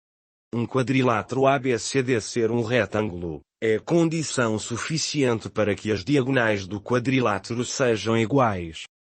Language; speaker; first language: Portuguese; native; Portuguese